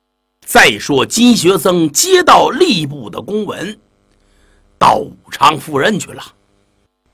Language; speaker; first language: Chinese; native; Chinese